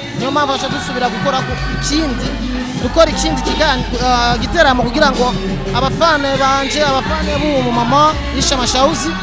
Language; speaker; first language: Rundi; non-native, local second language; Swahili